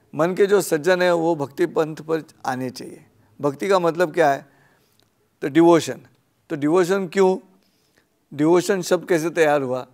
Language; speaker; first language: Hindi; non-native, local second language; Marathi